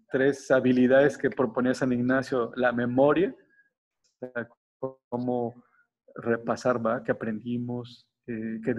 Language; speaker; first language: Spanish; native; Spanish